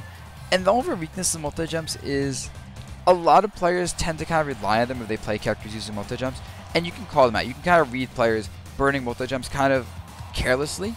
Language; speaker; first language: English; native; English